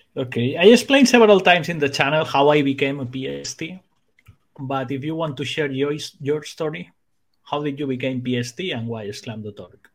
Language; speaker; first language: English; non-native, fluent; Spanish